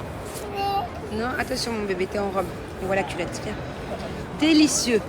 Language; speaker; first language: French; native; French